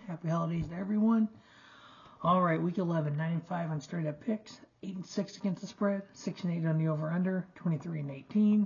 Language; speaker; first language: English; native; English